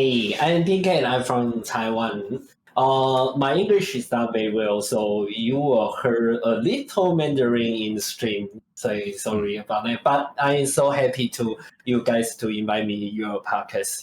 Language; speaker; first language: English; non-native, learner; Chinese